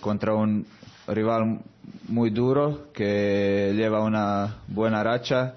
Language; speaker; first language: Spanish; non-native, fluent; Croatian